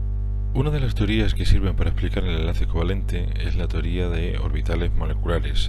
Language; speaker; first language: Spanish; native; Spanish